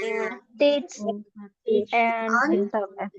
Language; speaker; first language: English; non-native, learner; Indonesian